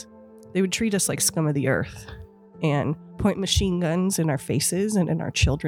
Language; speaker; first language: English; native; English